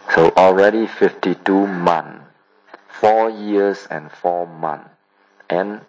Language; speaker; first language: English; non-native, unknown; Burmese